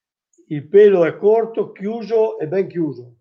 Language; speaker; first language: Italian; native; Italian